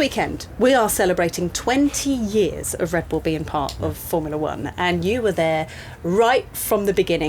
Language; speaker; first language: English; native; English